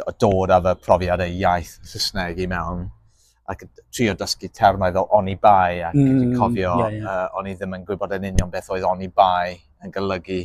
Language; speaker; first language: Welsh; non-native, local second language; English